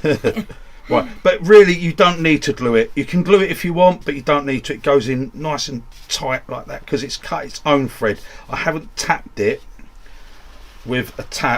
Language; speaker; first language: English; native; English